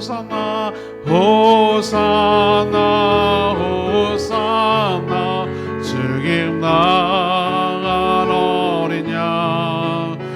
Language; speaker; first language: Korean; native; Korean